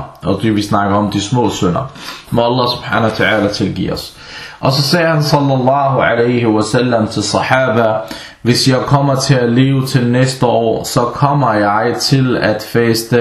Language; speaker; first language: Danish; early bilingual, other home language; Arabic